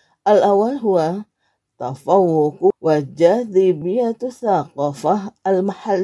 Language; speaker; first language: Arabic; non-native, learner; Indonesian